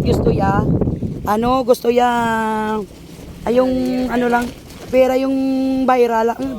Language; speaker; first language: Filipino; non-native, local second language; Hiligaynon